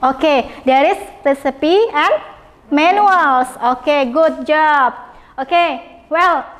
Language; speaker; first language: English; non-native, fluent; Indonesian